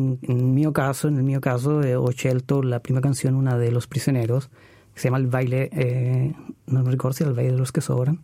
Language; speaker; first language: Italian; non-native, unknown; Spanish